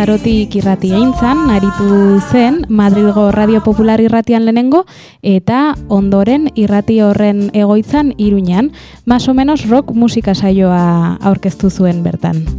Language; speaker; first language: Basque; native; Basque